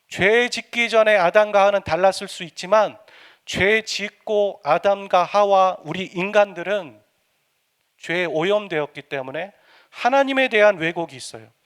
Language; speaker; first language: Korean; native; Korean